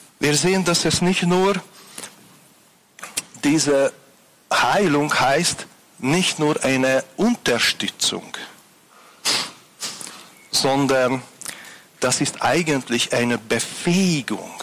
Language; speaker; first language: German; non-native, fluent; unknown